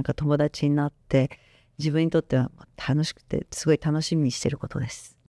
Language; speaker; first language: Japanese; non-native, local second language; English